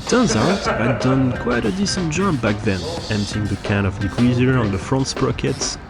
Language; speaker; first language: English; non-native, fluent; French